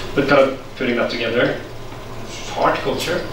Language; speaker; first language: English; non-native, fluent; Norwegian